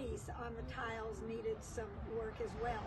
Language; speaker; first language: English; native; English